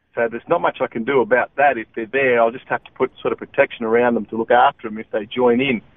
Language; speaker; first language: English; native; English